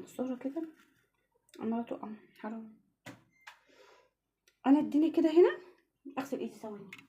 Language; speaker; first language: Arabic; native; Arabic